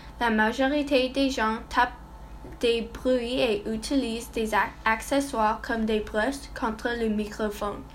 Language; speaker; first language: French; non-native, learner; English